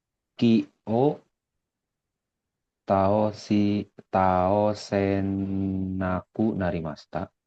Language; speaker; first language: Japanese; non-native, learner; Indonesian